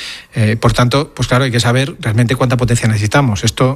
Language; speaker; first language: Spanish; native; Spanish